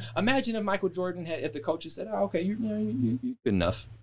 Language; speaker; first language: English; native; English